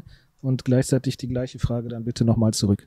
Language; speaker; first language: German; native; German